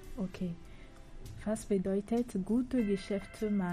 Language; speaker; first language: German; non-native, fluent; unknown